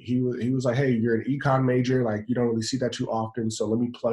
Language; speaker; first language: English; native; English